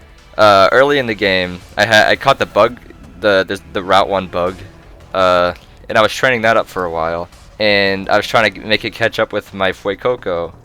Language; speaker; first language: English; native; English